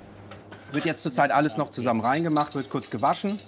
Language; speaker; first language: German; native; German